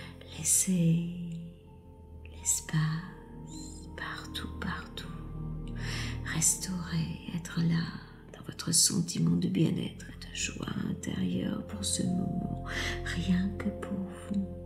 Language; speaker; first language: French; native; French